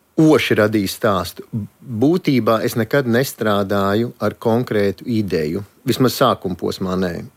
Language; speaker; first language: Latvian; native; Latvian